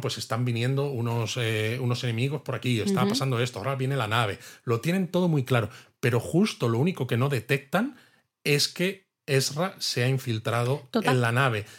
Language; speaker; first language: Spanish; native; Spanish